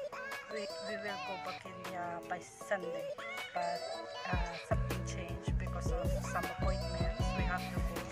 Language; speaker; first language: English; non-native, local second language; Filipino